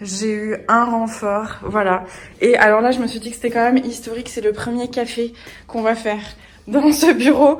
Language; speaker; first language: French; native; French